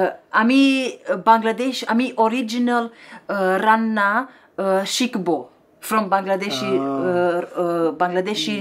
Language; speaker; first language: Bangla; non-native, learner; Romanian